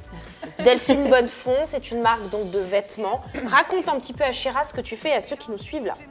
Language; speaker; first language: French; native; French